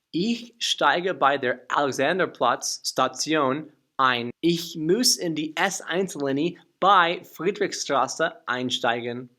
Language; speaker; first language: German; non-native, fluent; English